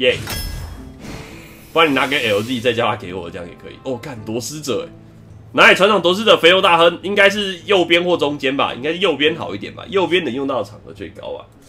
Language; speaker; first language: Chinese; native; Chinese